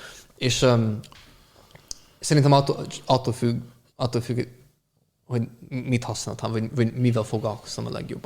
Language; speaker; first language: Hungarian; non-native, fluent; English